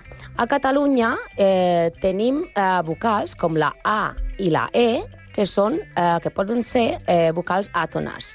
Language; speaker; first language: Catalan; non-native, learner; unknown